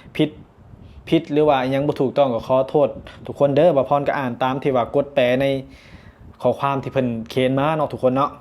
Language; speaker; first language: Thai; non-native, local second language; Northeastern Thai